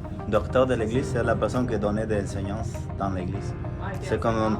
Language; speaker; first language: French; non-native, learner; Spanish